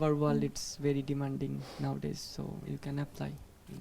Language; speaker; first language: English; non-native, fluent; Bangla